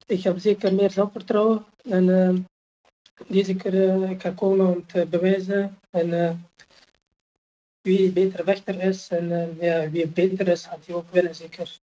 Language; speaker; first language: Dutch; non-native, fluent; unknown